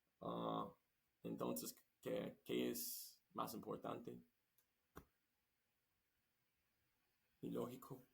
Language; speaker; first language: Spanish; non-native, learner; English